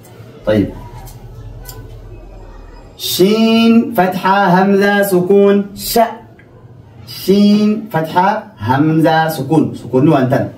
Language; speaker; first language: Arabic; non-native, fluent; Oromo